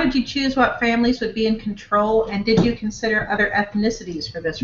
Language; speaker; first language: English; native; English